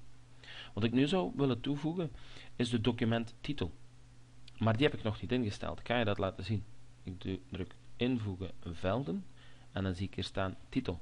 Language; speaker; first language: Dutch; native; Dutch